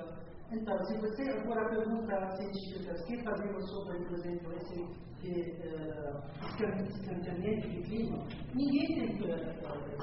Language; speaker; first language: Portuguese; non-native, learner; Spanish